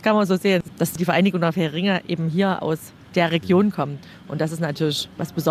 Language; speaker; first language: German; native; German